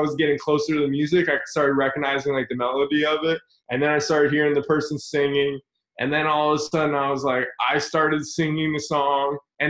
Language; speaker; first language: English; native; English